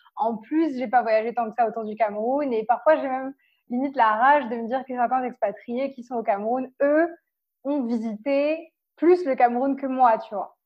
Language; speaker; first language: French; native; French